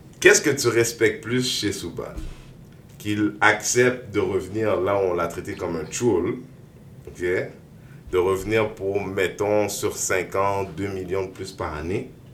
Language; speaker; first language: French; native; French